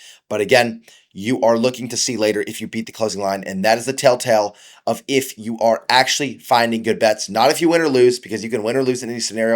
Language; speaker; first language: English; native; English